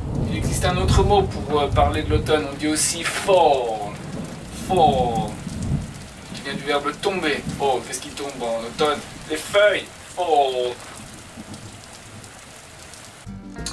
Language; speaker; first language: French; native; French